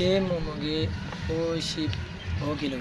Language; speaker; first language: Korean; non-native, learner; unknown